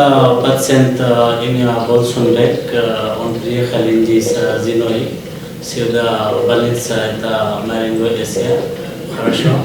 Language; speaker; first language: Russian; non-native, learner; Hindi